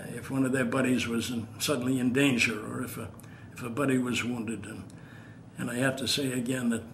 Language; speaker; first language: English; native; English